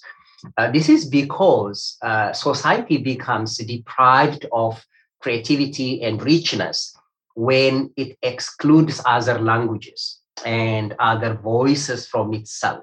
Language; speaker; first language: English; non-native, fluent; Amharic